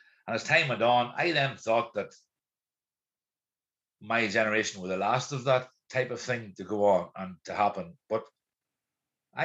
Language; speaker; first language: English; native; English